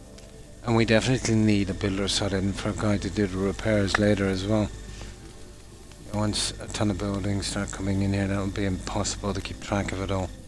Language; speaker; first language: English; native; English